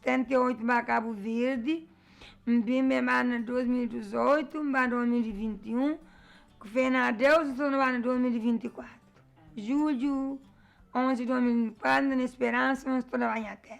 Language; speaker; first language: Portuguese; non-native, learner; Kabuverdianu